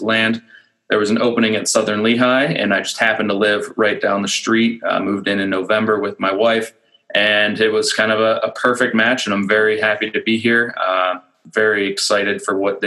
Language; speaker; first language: English; native; English